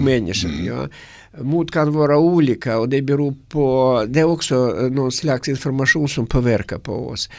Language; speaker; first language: Swedish; non-native, learner; Russian